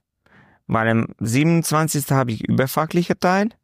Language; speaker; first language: German; non-native, learner; Romanian